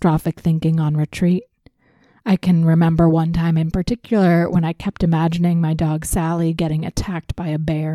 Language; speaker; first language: English; native; English